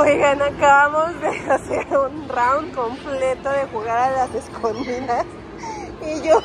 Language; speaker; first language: Spanish; native; Spanish